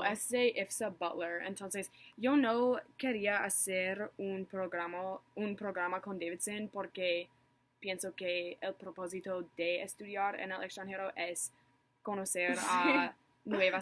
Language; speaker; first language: Spanish; non-native, learner; English